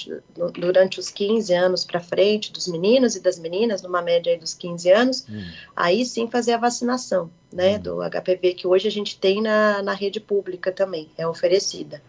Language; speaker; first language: Portuguese; native; Portuguese